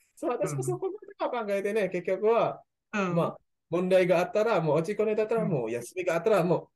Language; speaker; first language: Japanese; non-native, learner; Indonesian